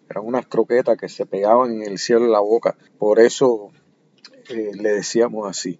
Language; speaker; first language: Spanish; native; Spanish